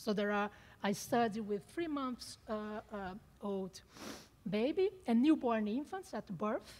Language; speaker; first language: English; non-native, fluent; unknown